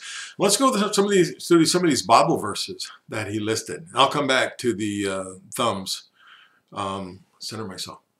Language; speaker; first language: English; native; English